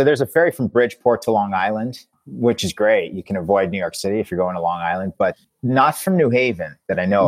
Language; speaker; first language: English; native; English